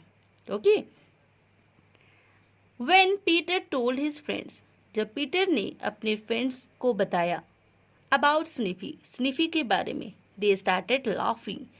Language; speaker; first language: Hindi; native; Hindi